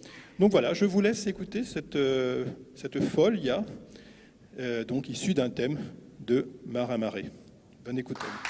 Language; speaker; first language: French; native; French